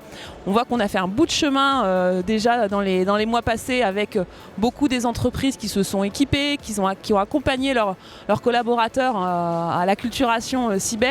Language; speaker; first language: French; native; French